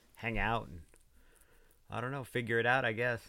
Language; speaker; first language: English; native; English